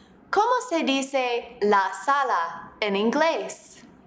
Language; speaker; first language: Spanish; non-native, fluent; English